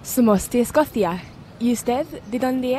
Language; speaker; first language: Spanish; non-native, learner; English